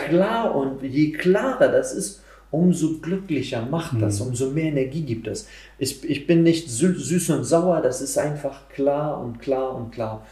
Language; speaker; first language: German; non-native, fluent; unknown